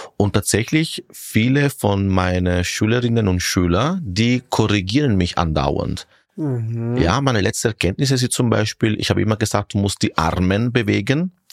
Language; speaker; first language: German; non-native, fluent; Italian